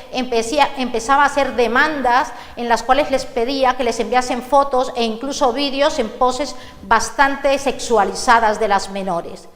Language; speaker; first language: Spanish; native; Spanish